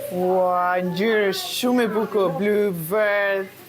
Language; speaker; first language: Albanian; non-native, learner; English